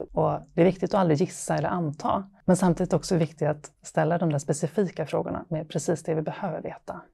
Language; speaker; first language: Swedish; native; Swedish